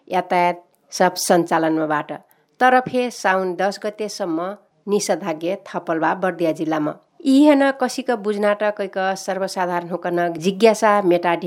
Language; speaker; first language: Nepali; native; Nepali